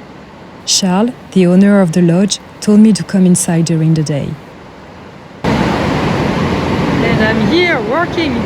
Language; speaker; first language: English; non-native, fluent; French